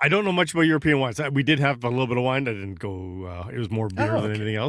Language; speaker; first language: English; native; English